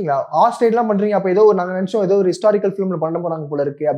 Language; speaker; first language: Tamil; native; Tamil